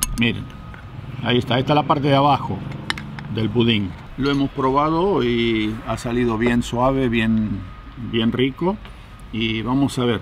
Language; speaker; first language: Spanish; native; Spanish